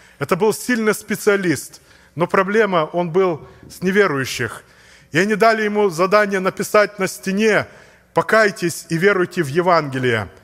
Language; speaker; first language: Russian; native; Russian